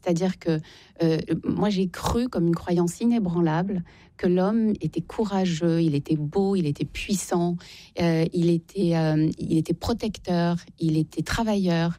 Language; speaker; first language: French; native; French